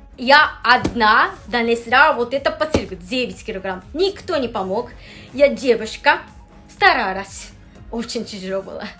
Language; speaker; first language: Russian; non-native, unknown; Japanese